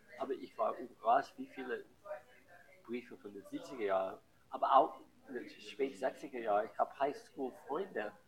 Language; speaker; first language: German; non-native, fluent; English